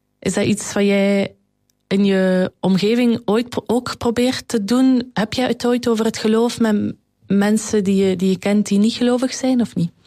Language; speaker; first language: Dutch; native; Dutch